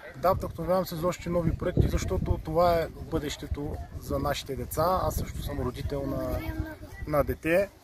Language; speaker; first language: Bulgarian; native; Bulgarian